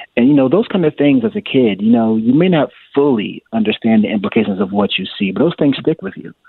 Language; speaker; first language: English; native; English